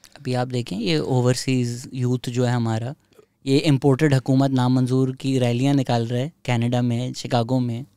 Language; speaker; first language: Urdu; native; Urdu